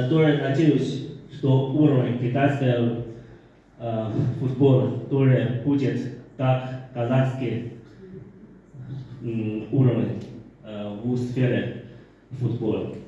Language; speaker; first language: Russian; non-native, fluent; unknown